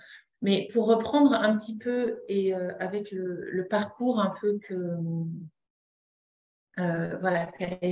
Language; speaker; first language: French; native; French